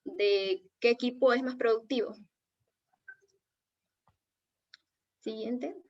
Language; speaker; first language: Spanish; native; Spanish